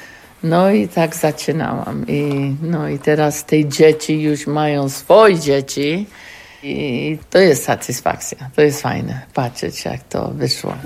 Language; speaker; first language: Polish; non-native, learner; English